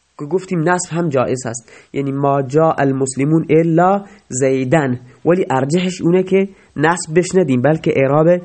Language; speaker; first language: Persian; non-native, local second language; Baluchi